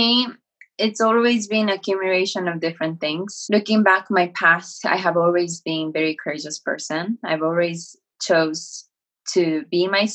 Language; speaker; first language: English; non-native, fluent; Japanese